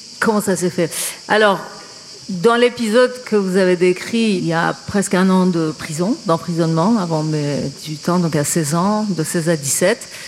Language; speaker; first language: French; non-native, fluent; Persian